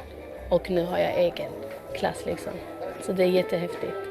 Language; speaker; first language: Swedish; early bilingual, other home language; Albanian